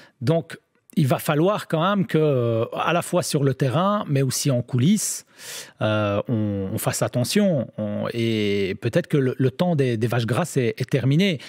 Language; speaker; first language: French; native; French